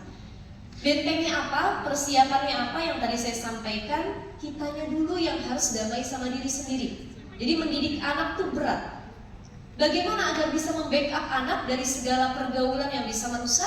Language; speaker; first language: Indonesian; native; Indonesian